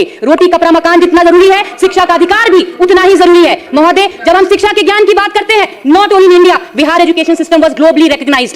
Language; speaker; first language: Hindi; native; Hindi